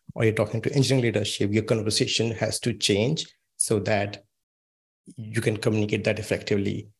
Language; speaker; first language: English; non-native, local second language; Hindi